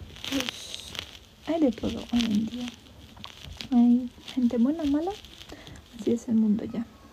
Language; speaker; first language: Spanish; non-native, fluent; Romanian